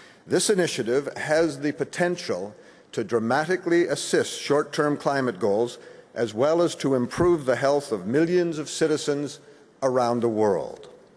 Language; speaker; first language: English; native; English